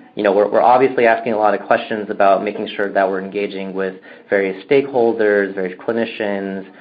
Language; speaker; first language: English; native; English